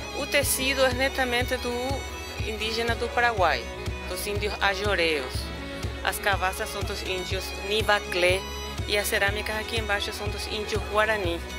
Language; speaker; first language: Portuguese; non-native, fluent; Spanish